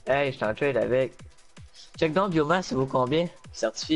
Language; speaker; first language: French; native; French